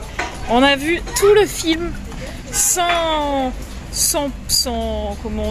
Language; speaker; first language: French; native; French